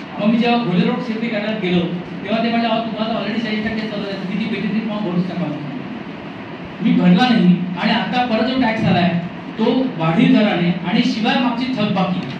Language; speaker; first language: Marathi; native; Marathi